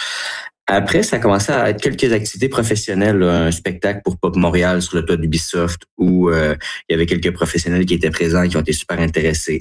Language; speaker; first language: French; native; French